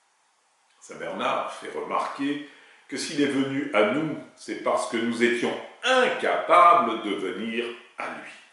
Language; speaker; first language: French; native; French